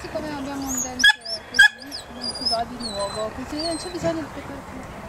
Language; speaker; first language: Italian; non-native, local second language; Slovenian